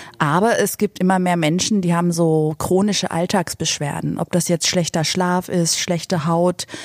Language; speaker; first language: German; native; German